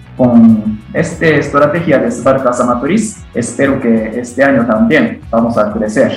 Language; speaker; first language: Spanish; non-native, fluent; Japanese